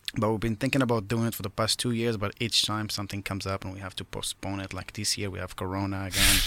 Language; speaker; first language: English; non-native, fluent; Arabic